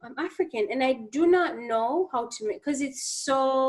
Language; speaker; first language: English; non-native, local second language; Ganda